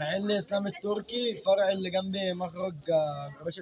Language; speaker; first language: Arabic; native; Arabic